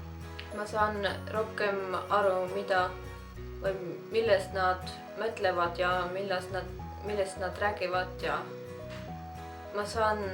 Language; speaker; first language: Estonian; non-native, fluent; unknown